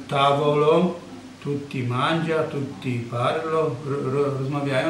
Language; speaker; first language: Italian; non-native, learner; Polish